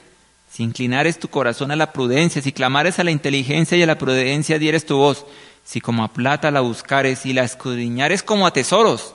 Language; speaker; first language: Spanish; native; Spanish